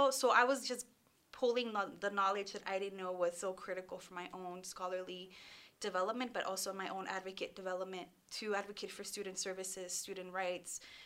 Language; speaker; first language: English; early bilingual, other home language; Spanish